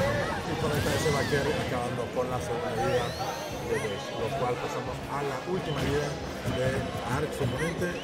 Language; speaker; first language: Spanish; native; Spanish